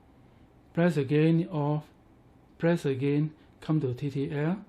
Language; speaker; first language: English; non-native, learner; Chinese